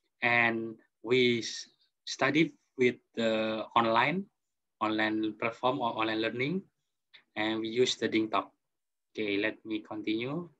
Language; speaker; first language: English; non-native, fluent; Indonesian